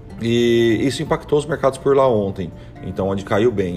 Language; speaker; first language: Portuguese; native; Portuguese